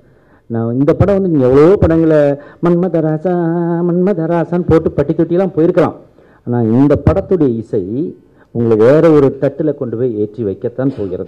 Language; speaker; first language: Tamil; native; Tamil